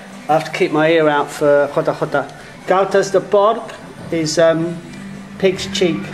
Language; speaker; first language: English; native; English